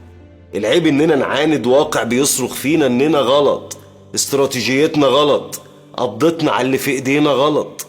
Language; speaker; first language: Arabic; native; Arabic